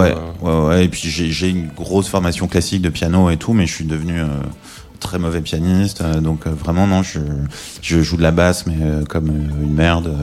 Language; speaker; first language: French; native; French